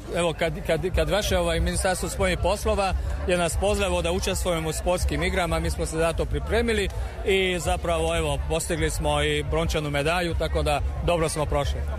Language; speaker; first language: Serbian; non-native, fluent; Hungarian